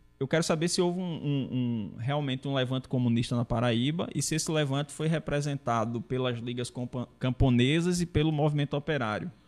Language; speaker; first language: Portuguese; native; Portuguese